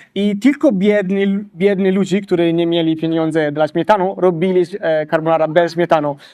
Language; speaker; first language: Polish; non-native, fluent; Italian